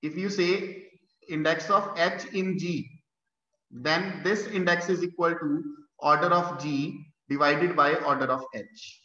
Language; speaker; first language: English; non-native, local second language; Punjabi